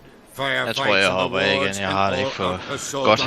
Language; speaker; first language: Danish; native; Danish